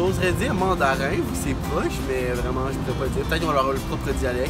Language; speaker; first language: French; native; French